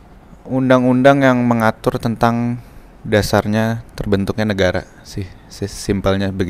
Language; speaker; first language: Indonesian; native; Indonesian